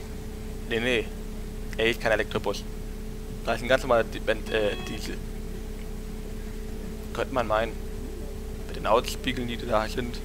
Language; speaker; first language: German; native; German